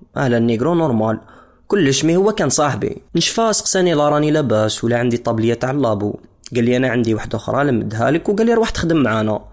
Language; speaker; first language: Arabic; non-native, fluent; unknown